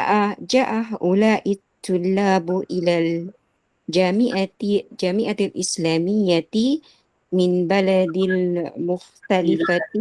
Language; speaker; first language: Arabic; non-native, learner; Filipino